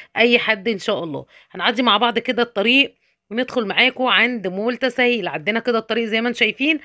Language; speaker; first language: Arabic; native; Arabic